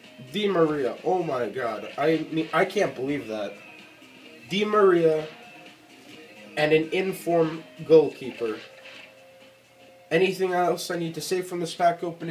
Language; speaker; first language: English; native; English